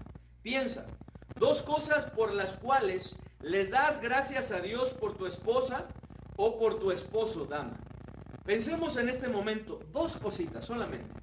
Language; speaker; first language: Spanish; native; Spanish